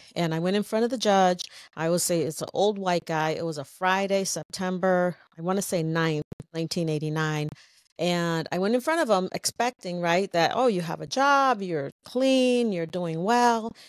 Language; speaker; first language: English; native; English